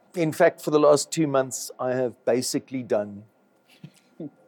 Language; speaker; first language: English; native; English